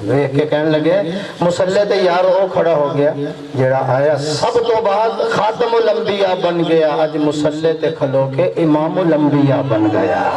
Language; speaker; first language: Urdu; non-native, local second language; Punjabi